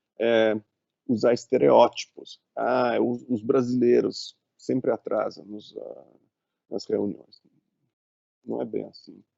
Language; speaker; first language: Portuguese; non-native, fluent; Italian